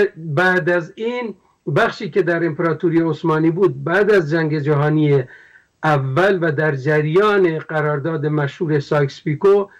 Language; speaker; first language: Persian; non-native, local second language; Kurdish